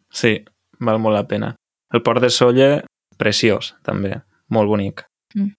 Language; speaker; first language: Catalan; native; Catalan